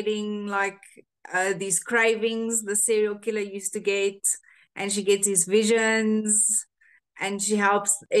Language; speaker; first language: English; non-native, local second language; Afrikaans